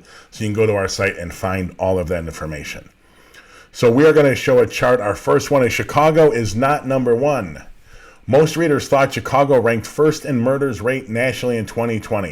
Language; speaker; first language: English; native; English